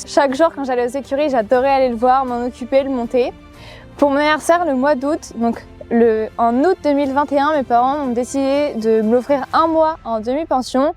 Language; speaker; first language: French; native; French